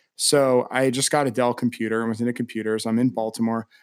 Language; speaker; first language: English; native; English